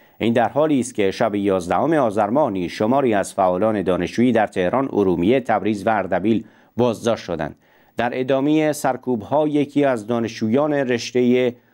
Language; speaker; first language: Persian; non-native, local second language; Central Kurdish